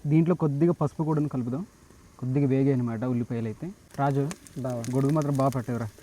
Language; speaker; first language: Telugu; non-native, local second language; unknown